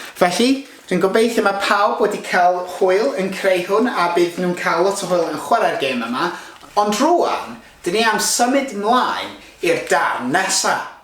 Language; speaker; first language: Welsh; non-native, local second language; English